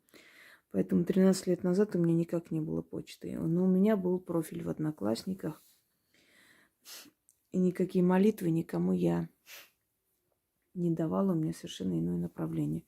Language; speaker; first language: Russian; native; Russian